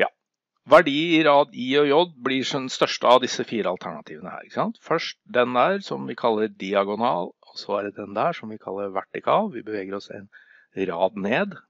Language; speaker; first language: Norwegian; native; Norwegian